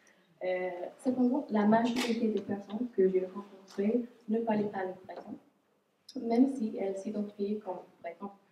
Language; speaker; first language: French; non-native, fluent; English